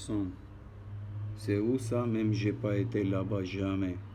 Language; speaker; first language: French; non-native, learner; Armenian